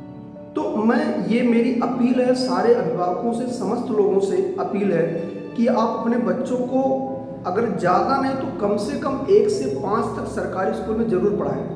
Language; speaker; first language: Hindi; native; Hindi